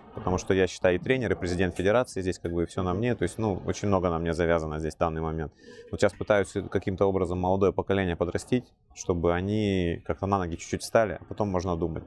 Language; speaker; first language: Russian; native; Russian